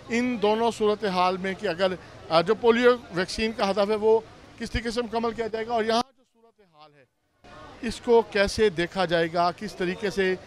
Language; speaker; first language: Urdu; non-native, local second language; Saraiki